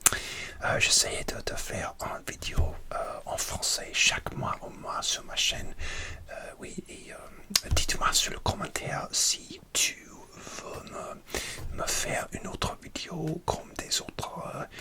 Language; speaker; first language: French; non-native, learner; English